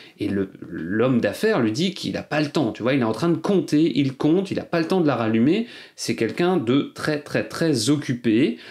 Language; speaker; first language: French; native; French